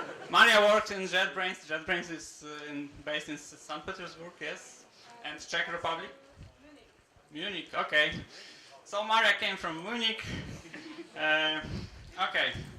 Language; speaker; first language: English; non-native, fluent; Polish